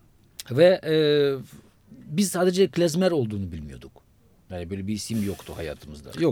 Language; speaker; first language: Turkish; non-native, fluent; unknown